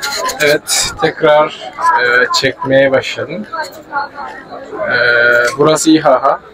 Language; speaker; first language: Turkish; non-native, fluent; Kyrgyz